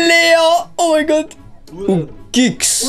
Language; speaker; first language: German; native; German